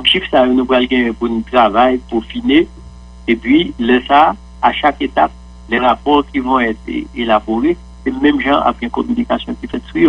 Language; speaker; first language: French; non-native, local second language; Haitian Creole